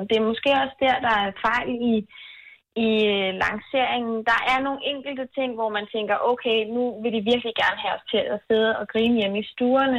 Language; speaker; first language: Danish; native; Danish